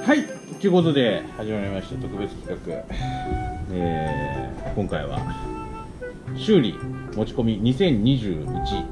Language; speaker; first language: Japanese; native; Japanese